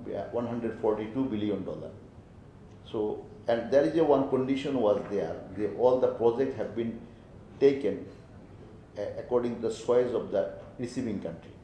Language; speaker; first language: English; non-native, local second language; Bangla